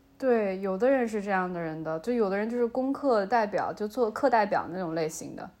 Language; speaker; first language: Chinese; native; Chinese